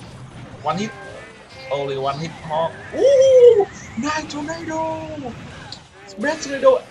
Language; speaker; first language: English; non-native, learner; Vietnamese